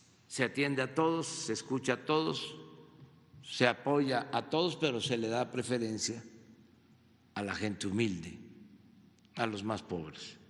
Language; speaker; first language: Spanish; native; Spanish